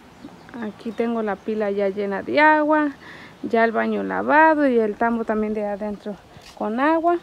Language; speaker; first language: Spanish; native; Spanish